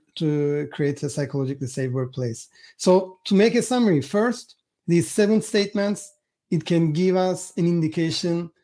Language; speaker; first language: English; non-native, fluent; Turkish